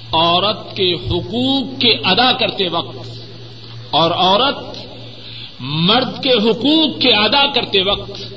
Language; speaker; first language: Urdu; non-native, local second language; Punjabi